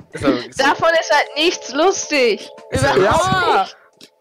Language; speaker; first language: German; native; German